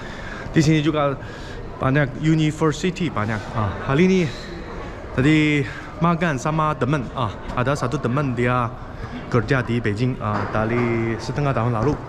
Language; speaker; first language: Indonesian; non-native, learner; Chinese